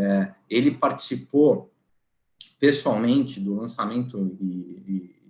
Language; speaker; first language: Portuguese; native; Portuguese